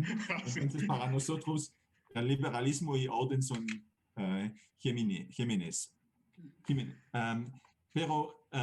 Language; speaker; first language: Spanish; non-native, fluent; German